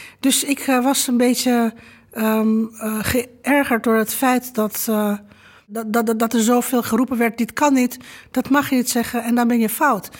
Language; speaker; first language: Dutch; non-native, fluent; Romanian